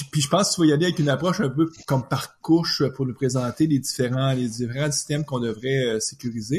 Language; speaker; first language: French; native; French